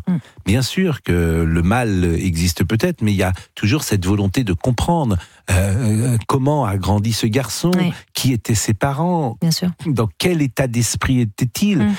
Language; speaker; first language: French; native; French